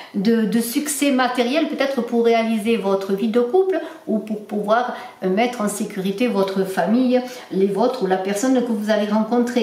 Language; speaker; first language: French; native; French